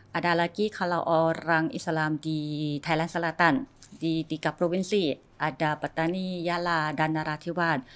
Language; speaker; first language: Indonesian; non-native, fluent; Thai